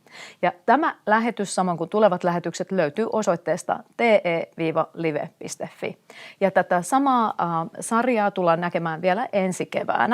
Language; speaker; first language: Finnish; native; Finnish